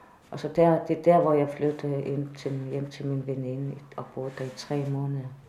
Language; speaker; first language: Danish; non-native, fluent; Kalaallisut